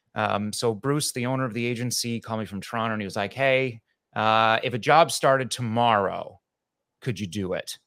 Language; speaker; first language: English; native; English